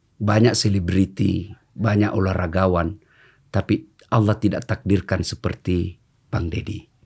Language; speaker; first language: Indonesian; non-native, local second language; Buginese